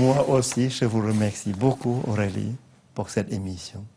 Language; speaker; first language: French; non-native, learner; Lao